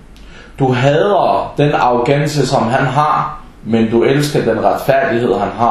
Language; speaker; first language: Danish; non-native, local second language; Arabic